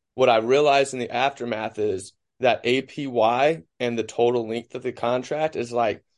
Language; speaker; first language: English; native; English